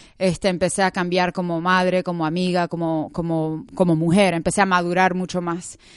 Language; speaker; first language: Spanish; native; Spanish